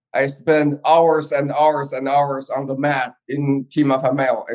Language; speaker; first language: English; non-native, fluent; Chinese